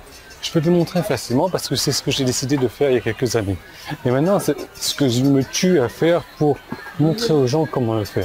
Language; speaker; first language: French; native; French